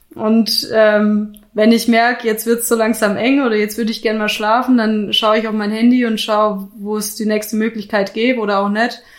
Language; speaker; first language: German; native; German